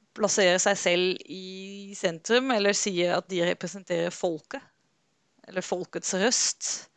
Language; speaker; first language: Norwegian; non-native, fluent; Dutch